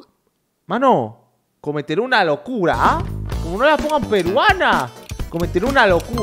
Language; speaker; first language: Spanish; native; Spanish